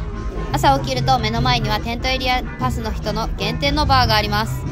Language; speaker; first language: Japanese; native; Japanese